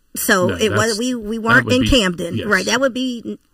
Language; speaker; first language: English; native; English